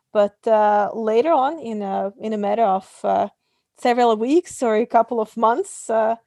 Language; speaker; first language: English; non-native, fluent; Russian